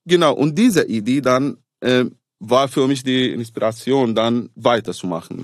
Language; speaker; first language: German; non-native, fluent; Arabic